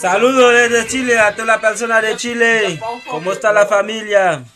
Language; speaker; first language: Spanish; non-native, learner; Haitian Creole